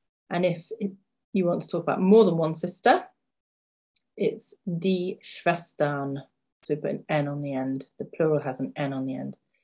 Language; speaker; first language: English; native; English